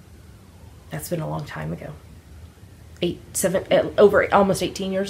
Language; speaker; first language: English; native; English